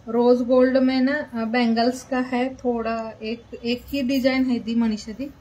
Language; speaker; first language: Hindi; non-native, local second language; Marathi